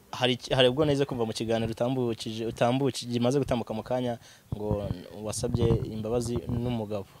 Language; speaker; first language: Kinyarwanda; native; Kinyarwanda